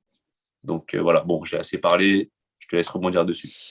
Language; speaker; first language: French; native; French